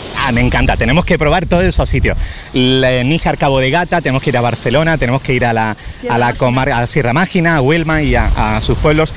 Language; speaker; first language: Spanish; native; Spanish